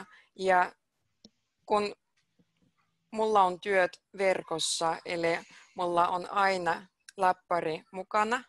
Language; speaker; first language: Finnish; non-native, fluent; Russian